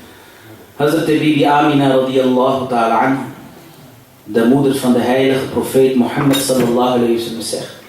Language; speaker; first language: Dutch; early bilingual, other home language; Urdu